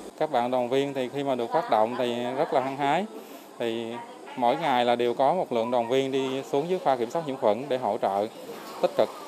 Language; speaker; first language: Vietnamese; native; Vietnamese